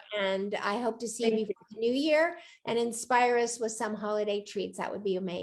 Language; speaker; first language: English; native; English